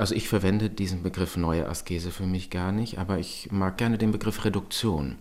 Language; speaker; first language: German; native; German